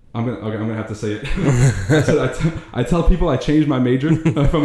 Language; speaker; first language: English; early bilingual, other home language; Arabic